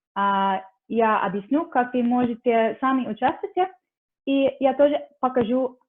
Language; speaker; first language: Russian; non-native, learner; English